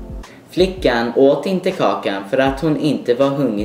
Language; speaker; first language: Swedish; non-native, fluent; English